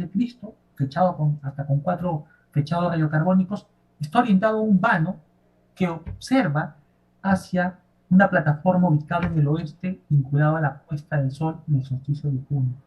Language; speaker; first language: Spanish; native; Spanish